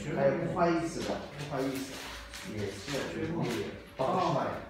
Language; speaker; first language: Chinese; non-native, fluent; Azerbaijani